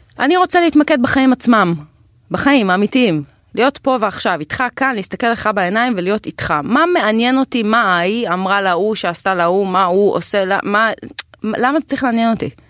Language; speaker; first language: Hebrew; native; Hebrew